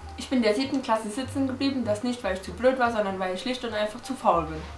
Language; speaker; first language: German; native; German